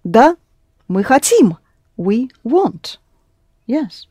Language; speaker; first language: Russian; non-native, fluent; English